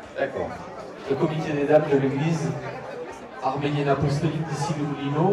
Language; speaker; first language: French; native; French